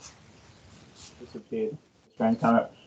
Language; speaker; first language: English; non-native, learner; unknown